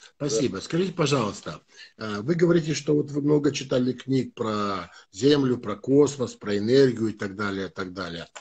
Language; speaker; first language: Russian; non-native, fluent; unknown